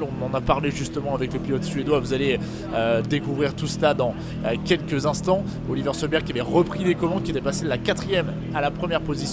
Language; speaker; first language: French; native; French